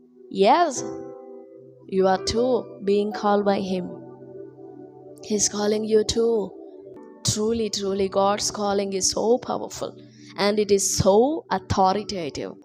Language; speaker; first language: English; non-native, local second language; Telugu